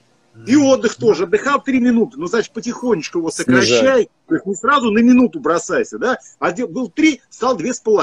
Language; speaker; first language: Russian; native; Russian